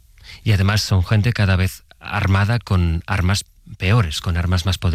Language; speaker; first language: Spanish; native; Spanish